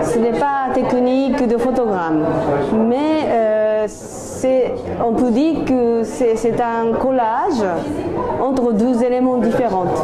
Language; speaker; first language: French; non-native, learner; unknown